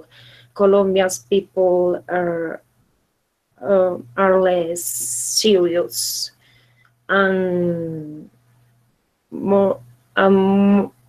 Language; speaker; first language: English; non-native, learner; Spanish